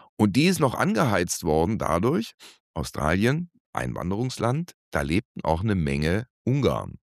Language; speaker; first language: German; native; German